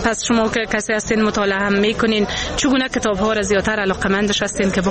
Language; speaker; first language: Persian; native; Persian